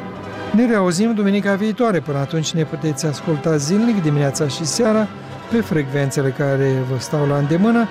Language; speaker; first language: Romanian; native; Romanian